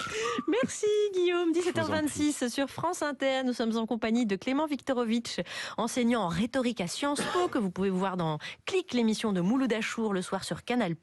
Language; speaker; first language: French; native; French